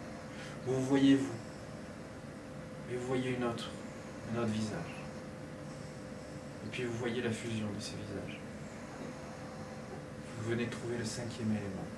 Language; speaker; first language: French; native; French